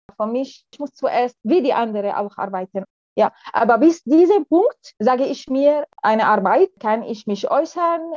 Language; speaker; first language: German; non-native, fluent; Arabic